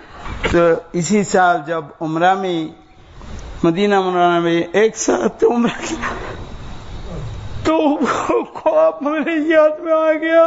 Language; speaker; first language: Hindi; non-native, learner; Bangla